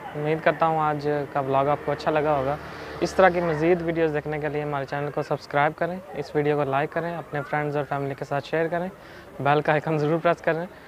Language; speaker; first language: Urdu; non-native, local second language; Punjabi